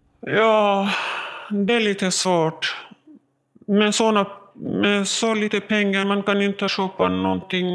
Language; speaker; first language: Swedish; non-native, learner; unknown